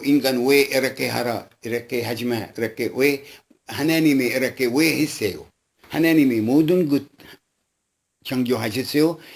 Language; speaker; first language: Korean; non-native, local second language; Arabic